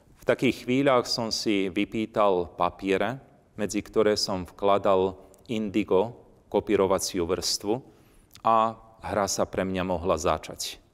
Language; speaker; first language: Slovak; native; Slovak